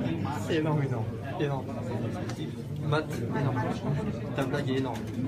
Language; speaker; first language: French; native; French